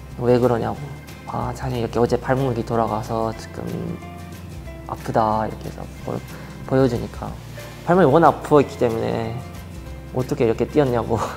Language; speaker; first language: Korean; early bilingual, heritage; Japanese